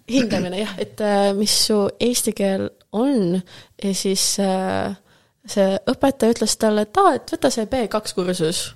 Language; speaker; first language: Estonian; non-native, local second language; Russian